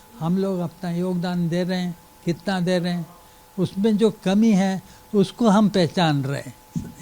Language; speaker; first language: Hindi; native; Hindi